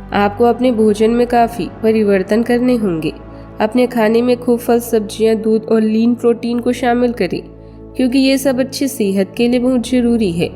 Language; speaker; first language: Hindi; native; Hindi